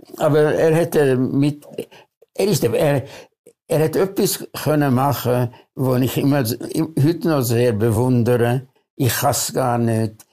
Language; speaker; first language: German; early bilingual, other home language; Hungarian